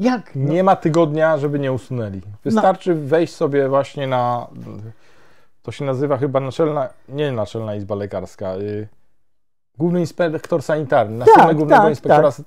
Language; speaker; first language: Polish; native; Polish